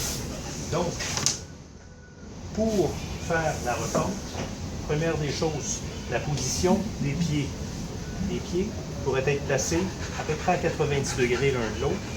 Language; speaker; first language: French; native; French